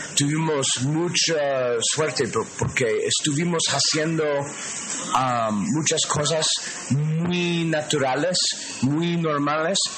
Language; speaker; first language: Spanish; non-native, learner; English